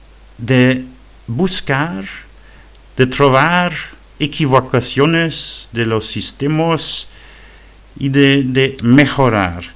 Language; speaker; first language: Spanish; non-native, fluent; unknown